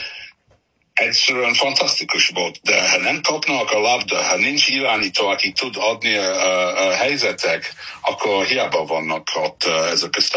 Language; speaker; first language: Hungarian; non-native, fluent; English